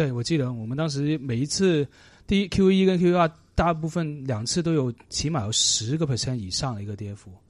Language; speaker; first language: Chinese; non-native, local second language; Cantonese